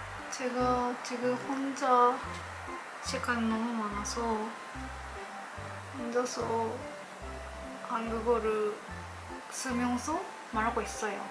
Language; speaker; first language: Korean; non-native, learner; Japanese